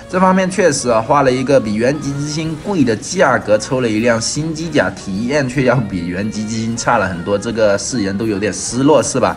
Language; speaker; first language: Chinese; native; Chinese